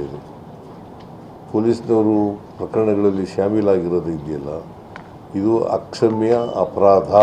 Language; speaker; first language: Kannada; native; Kannada